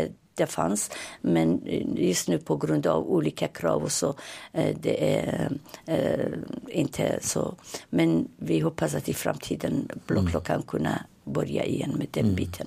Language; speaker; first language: Swedish; non-native, fluent; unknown